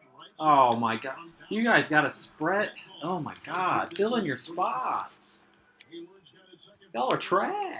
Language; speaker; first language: English; native; English